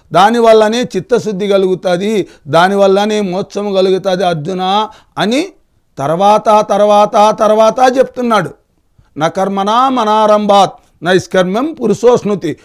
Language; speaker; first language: Telugu; native; Telugu